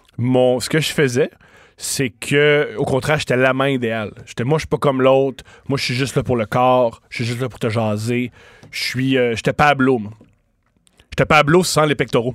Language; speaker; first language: French; native; French